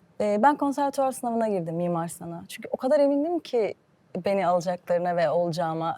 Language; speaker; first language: Turkish; early bilingual, heritage; Turkish